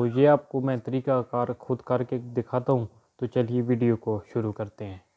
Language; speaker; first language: Urdu; non-native, local second language; Punjabi